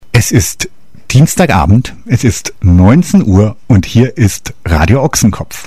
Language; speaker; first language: German; native; German